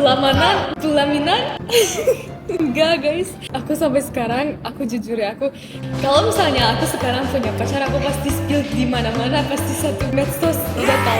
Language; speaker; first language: Indonesian; non-native, fluent; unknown